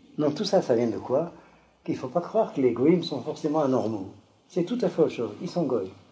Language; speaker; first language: French; native; French